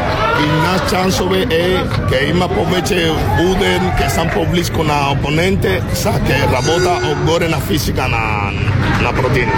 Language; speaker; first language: Bulgarian; non-native, learner; Spanish